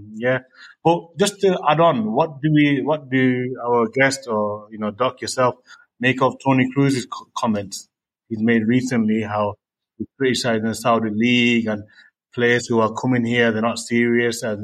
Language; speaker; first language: English; native; English